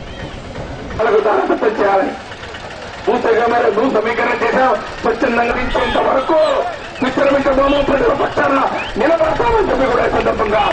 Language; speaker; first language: Telugu; native; Telugu